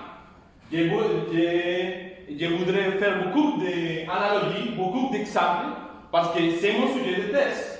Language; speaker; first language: French; non-native, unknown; Spanish